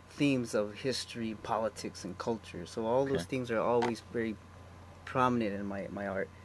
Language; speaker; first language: English; native; English